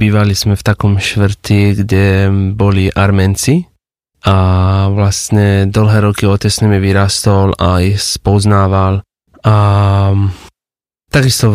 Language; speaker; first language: Slovak; non-native, fluent; Persian